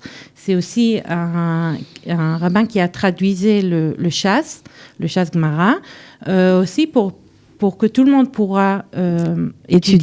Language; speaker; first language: French; early bilingual, heritage; French